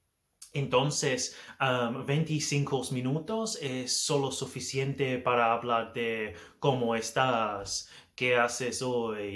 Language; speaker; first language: Spanish; non-native, learner; English